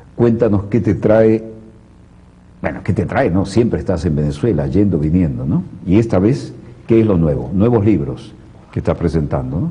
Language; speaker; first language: Spanish; native; Spanish